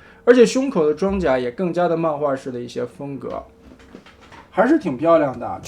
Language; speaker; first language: Chinese; native; Chinese